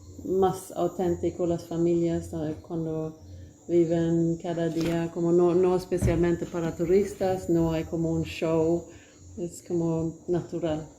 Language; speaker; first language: Spanish; non-native, learner; Swedish